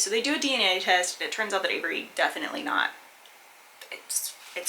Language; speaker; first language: English; native; English